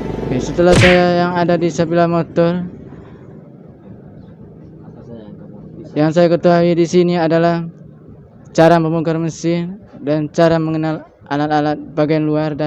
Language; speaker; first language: Indonesian; non-native, local second language; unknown